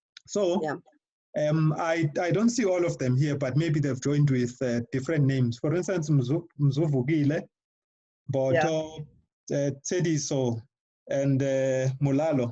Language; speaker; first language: English; non-native, local second language; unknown